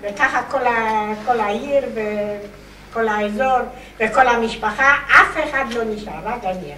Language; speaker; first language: Hebrew; non-native, fluent; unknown